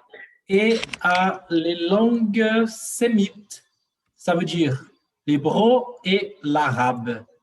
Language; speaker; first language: French; non-native, learner; Portuguese